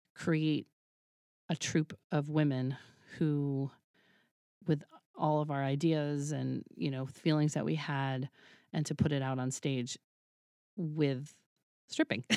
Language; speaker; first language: English; native; English